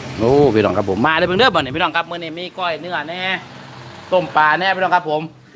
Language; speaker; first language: Thai; native; Thai